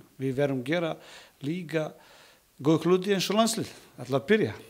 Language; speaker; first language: Icelandic; non-native, learner; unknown